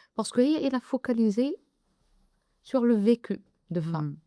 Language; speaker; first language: French; non-native, local second language; Arabic